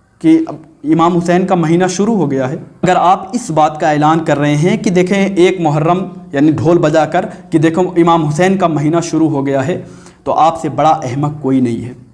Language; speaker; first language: Urdu; native; Urdu